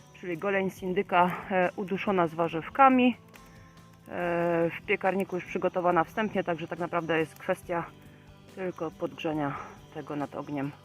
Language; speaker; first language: Polish; native; Polish